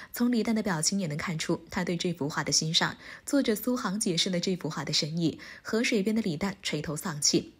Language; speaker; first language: Chinese; native; Chinese